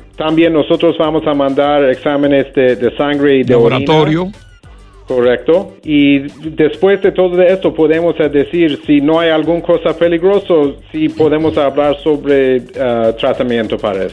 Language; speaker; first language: Spanish; non-native, learner; English